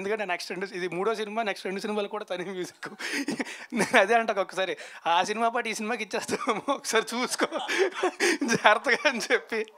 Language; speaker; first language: Telugu; native; Telugu